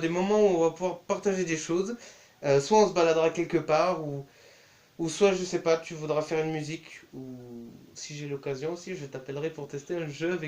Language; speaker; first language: French; native; French